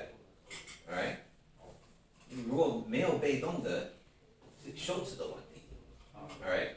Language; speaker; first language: Chinese; non-native, fluent; English